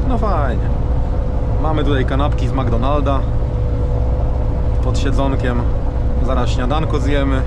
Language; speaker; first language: Polish; native; Polish